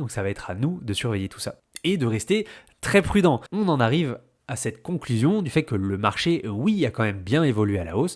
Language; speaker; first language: French; native; French